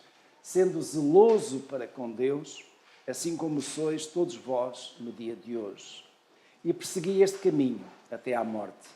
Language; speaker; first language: Portuguese; native; Portuguese